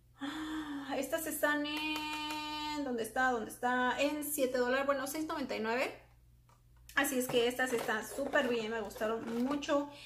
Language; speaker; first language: Spanish; native; Spanish